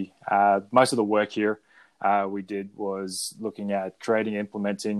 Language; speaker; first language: English; native; English